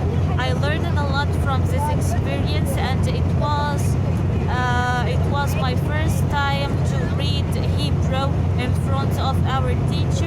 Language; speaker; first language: English; non-native, learner; Arabic